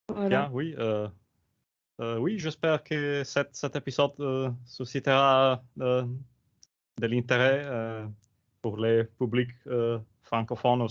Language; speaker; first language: French; non-native, learner; Italian